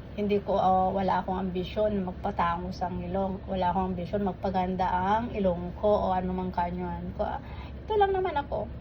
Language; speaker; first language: Filipino; non-native, local second language; Iloko